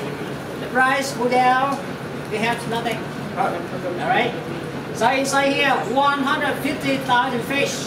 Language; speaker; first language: English; non-native, learner; Vietnamese